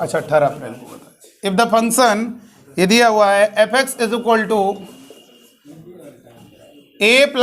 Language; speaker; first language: Hindi; native; Hindi